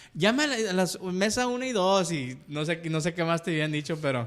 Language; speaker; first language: Spanish; early bilingual, heritage; Spanish